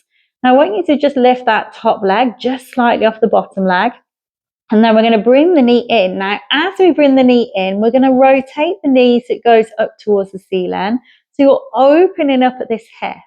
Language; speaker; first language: English; native; English